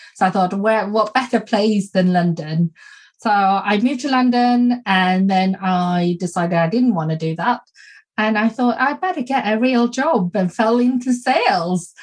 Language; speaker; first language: English; non-native, fluent; Swedish